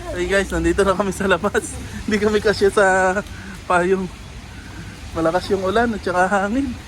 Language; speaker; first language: Filipino; native; Filipino